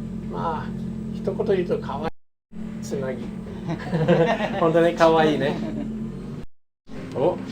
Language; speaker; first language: Japanese; non-native, learner; English